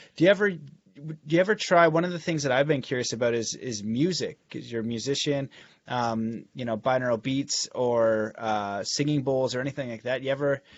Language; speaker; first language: English; native; English